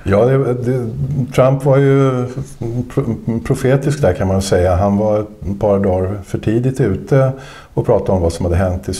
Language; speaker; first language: Swedish; native; Swedish